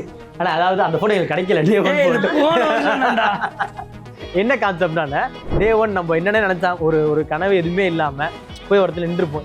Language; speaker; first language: Tamil; native; Tamil